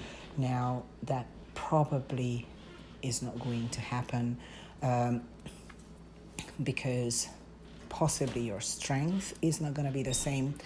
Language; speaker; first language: English; non-native, fluent; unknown